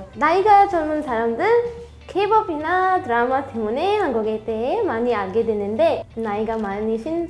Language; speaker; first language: Korean; non-native, fluent; Arabic